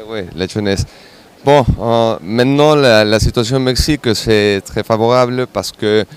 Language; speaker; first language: French; non-native, learner; Spanish